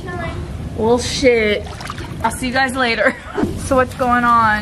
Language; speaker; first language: English; native; English